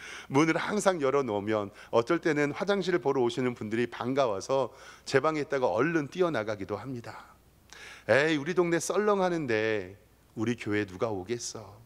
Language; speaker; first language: Korean; native; Korean